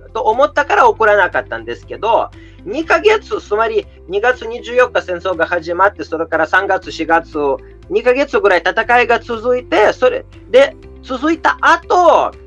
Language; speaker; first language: Japanese; non-native, fluent; Russian